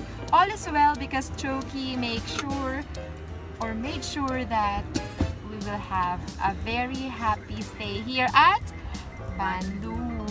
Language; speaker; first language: English; non-native, local second language; Filipino